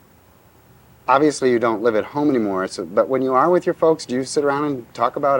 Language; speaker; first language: English; native; English